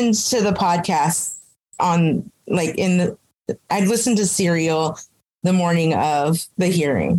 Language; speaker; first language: English; native; English